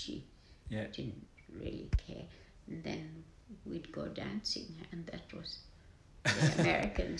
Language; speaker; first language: English; non-native, local second language; German